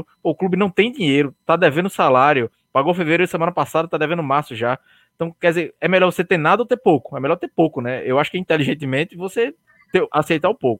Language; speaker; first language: Portuguese; native; Portuguese